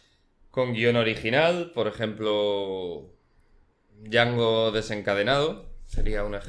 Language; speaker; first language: Spanish; native; Spanish